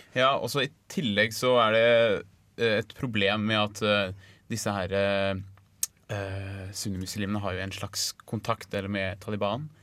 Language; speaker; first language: Norwegian; native; Norwegian